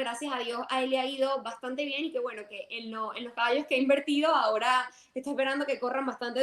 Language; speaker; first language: Spanish; native; Spanish